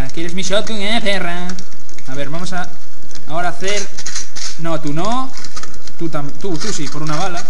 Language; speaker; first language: Spanish; native; Spanish